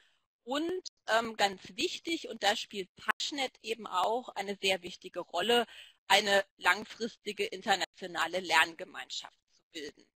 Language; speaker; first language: German; native; German